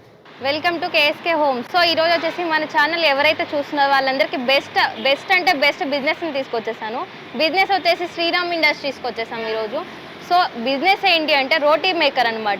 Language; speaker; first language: Telugu; native; Telugu